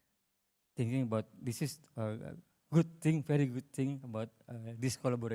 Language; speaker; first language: English; non-native, learner; Indonesian